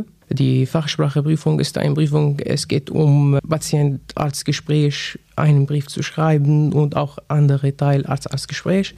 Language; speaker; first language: German; non-native, fluent; Arabic